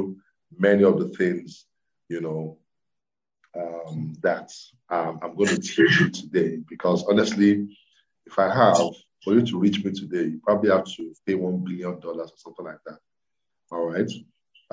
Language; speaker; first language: English; non-native, local second language; Yoruba